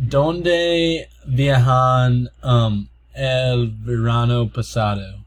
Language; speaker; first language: Spanish; non-native, learner; English